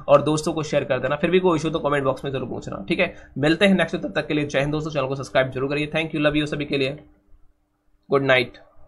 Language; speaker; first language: Hindi; native; Hindi